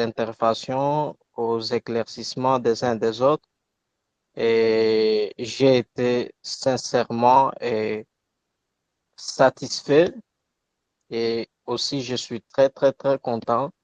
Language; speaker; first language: French; non-native, local second language; Luba-Lulua